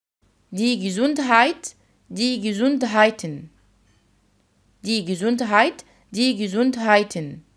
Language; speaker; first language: German; non-native, fluent; Arabic